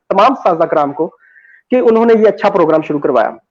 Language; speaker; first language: Hindi; non-native, local second language; Punjabi